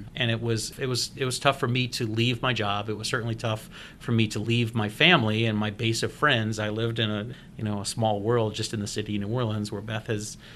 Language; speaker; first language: English; native; English